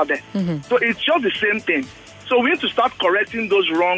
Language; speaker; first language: English; non-native, local second language; Yoruba